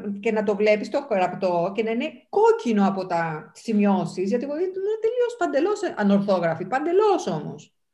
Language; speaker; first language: Greek; non-native, fluent; Spanish